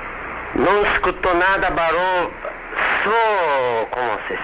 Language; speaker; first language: Portuguese; non-native, learner; Japanese